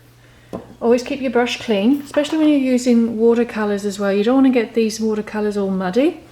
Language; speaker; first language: English; native; English